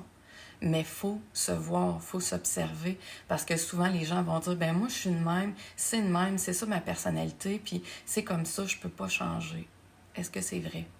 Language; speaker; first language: French; native; French